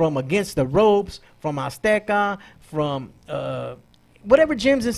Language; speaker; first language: English; native; English